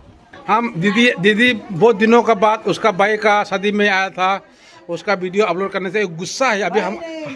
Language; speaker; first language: Hindi; non-native, local second language; Rongmei Naga